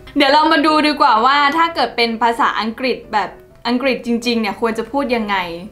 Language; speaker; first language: Thai; native; Thai